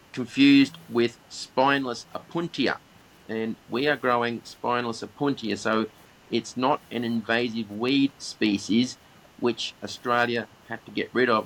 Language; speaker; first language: English; native; English